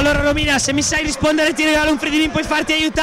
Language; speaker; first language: Italian; native; Italian